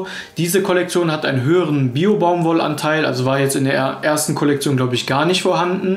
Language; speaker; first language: German; native; German